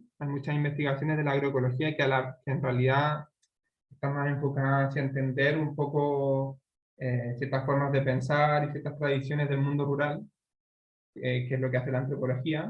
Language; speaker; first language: Spanish; native; Spanish